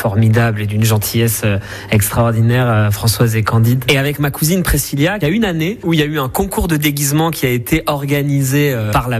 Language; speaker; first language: French; native; French